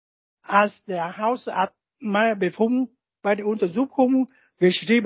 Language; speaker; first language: German; non-native, learner; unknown